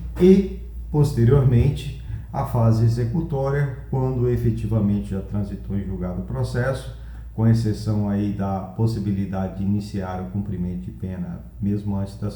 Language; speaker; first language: Portuguese; native; Portuguese